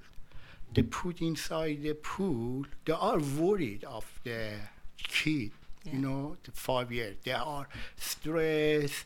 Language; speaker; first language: English; non-native, learner; Persian